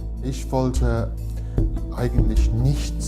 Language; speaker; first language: German; non-native, fluent; English